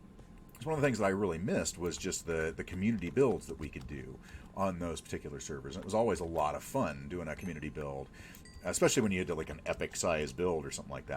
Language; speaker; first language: English; native; English